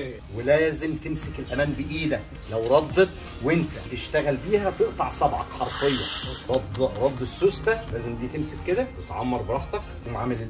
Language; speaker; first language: Arabic; native; Arabic